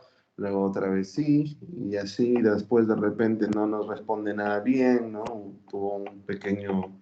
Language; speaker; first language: Spanish; native; Spanish